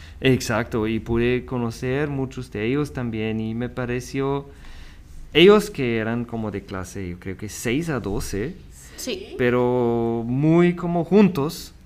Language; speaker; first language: Spanish; non-native, fluent; German